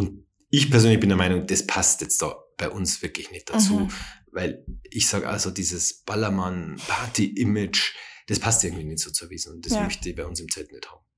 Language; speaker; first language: German; native; German